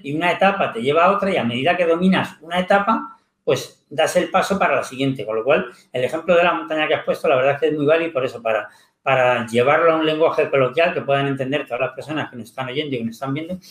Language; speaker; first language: Spanish; native; Spanish